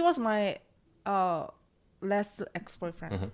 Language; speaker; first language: English; non-native, learner; Korean